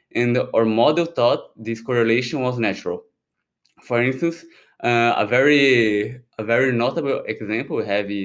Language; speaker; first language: English; non-native, fluent; Portuguese